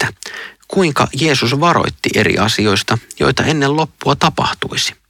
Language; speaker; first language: Finnish; native; Finnish